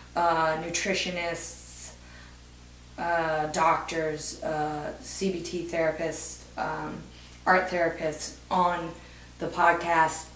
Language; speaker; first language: English; native; English